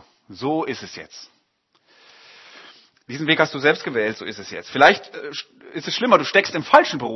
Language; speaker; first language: German; native; German